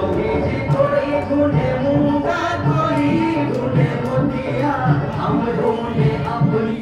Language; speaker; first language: Hindi; native; Hindi